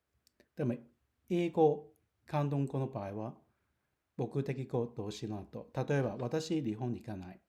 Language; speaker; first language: Japanese; non-native, fluent; Cantonese